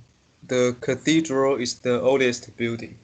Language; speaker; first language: English; non-native, learner; Chinese